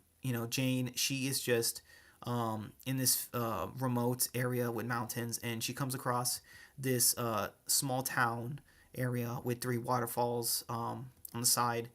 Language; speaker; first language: English; native; English